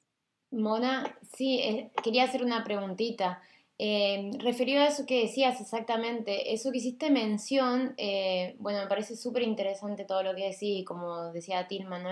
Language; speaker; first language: Spanish; native; Spanish